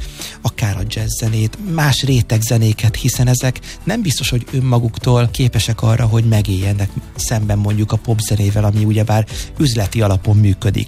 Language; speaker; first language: Hungarian; native; Hungarian